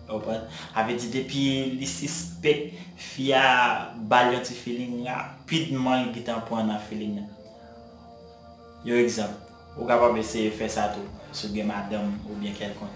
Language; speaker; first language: French; non-native, learner; Haitian Creole